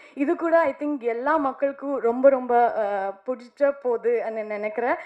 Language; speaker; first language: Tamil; non-native, learner; Kannada